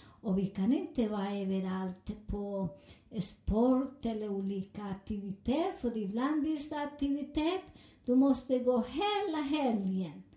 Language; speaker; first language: Swedish; non-native, fluent; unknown